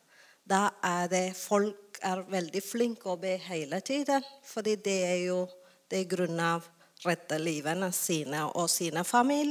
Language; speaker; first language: Norwegian; non-native, learner; Tamil